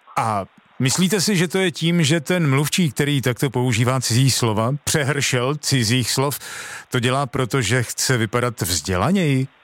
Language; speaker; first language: Czech; native; Czech